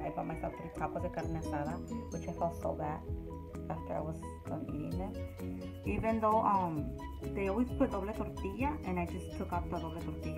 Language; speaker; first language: English; early bilingual, other home language; Spanish